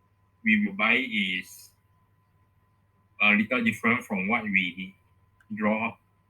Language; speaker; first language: English; non-native, local second language; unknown